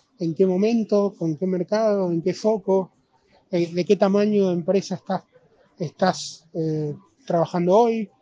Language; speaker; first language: Spanish; native; Spanish